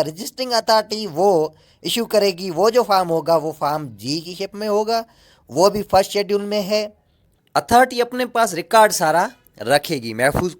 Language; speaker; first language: Urdu; native; Urdu